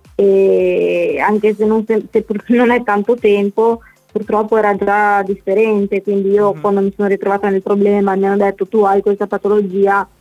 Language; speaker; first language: Italian; native; Italian